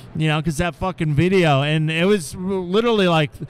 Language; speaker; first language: English; native; English